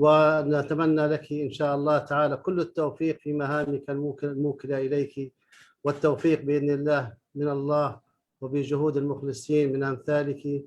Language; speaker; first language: Arabic; native; Arabic